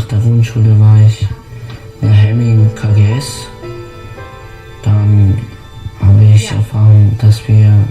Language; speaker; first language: German; early bilingual, other home language; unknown